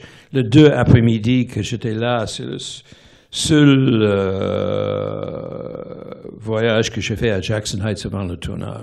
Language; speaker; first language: French; non-native, fluent; English